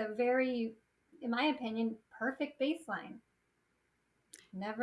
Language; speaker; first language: English; native; English